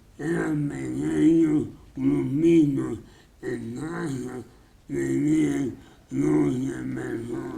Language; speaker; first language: Spanish; non-native, fluent; English